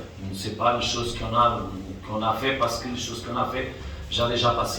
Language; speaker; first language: French; non-native, fluent; Portuguese